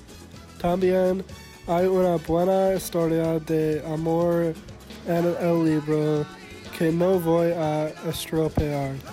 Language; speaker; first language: Spanish; non-native, learner; English